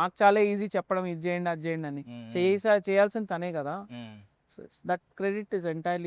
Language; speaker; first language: Telugu; native; Telugu